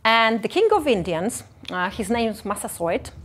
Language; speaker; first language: English; non-native, fluent; Polish